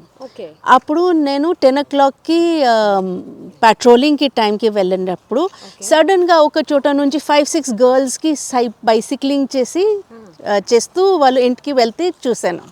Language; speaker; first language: Telugu; non-native, local second language; Hindi